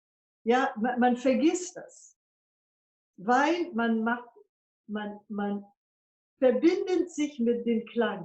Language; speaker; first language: German; non-native, fluent; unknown